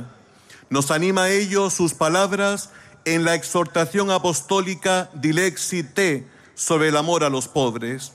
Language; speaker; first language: Spanish; native; Spanish